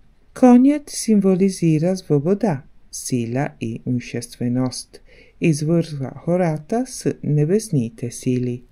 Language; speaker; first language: Bulgarian; non-native, learner; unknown